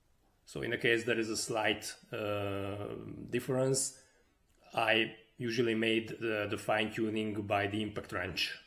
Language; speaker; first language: English; non-native, fluent; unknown